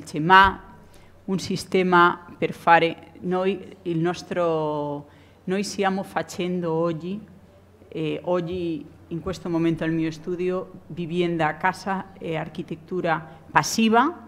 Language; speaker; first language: Italian; non-native, learner; Spanish